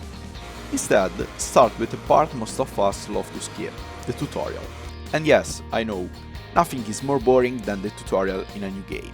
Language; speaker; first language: English; non-native, fluent; German